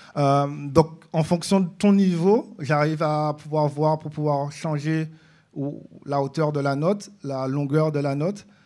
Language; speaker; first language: French; native; French